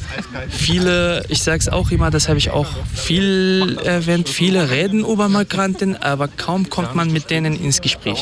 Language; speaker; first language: German; non-native, fluent; Kurdish